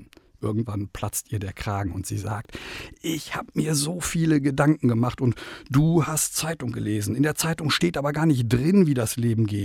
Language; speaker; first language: German; native; German